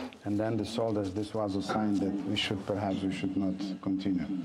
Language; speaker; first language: English; non-native, fluent; Romanian